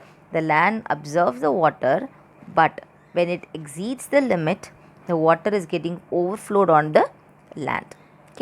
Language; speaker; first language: English; non-native, local second language; Tamil